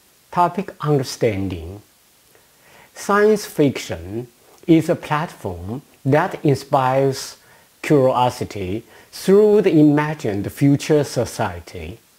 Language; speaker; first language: English; non-native, fluent; Chinese